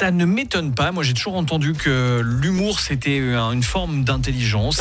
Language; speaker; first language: French; native; French